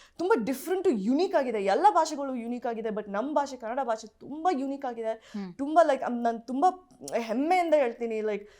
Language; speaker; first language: Kannada; early bilingual, heritage; Kannada